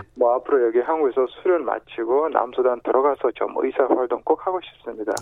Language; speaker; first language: Korean; non-native, fluent; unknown